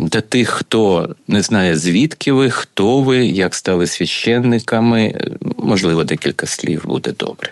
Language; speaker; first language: Ukrainian; native; Ukrainian